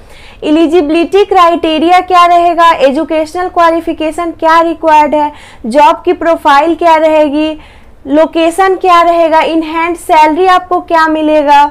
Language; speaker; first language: Hindi; native; Hindi